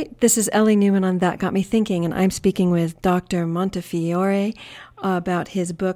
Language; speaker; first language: English; native; English